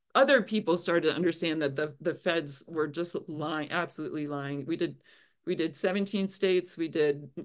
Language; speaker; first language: English; native; English